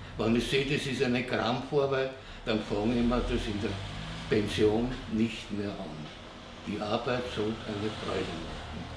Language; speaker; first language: German; native; German